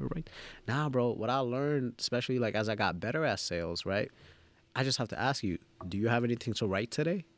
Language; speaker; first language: English; early bilingual, other home language; Bangla